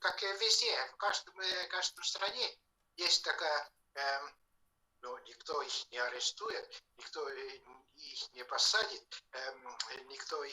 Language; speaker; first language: Russian; non-native, fluent; Estonian